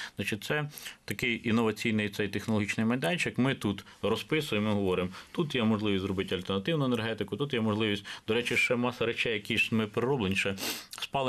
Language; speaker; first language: Ukrainian; native; Ukrainian